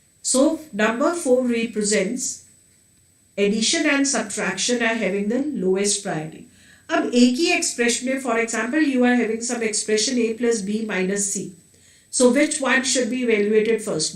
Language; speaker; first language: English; non-native, local second language; Hindi